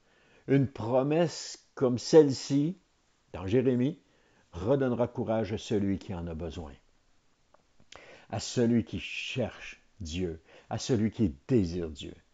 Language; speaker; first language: French; native; French